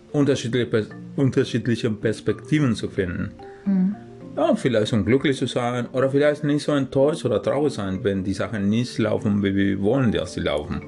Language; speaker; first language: German; non-native, fluent; Spanish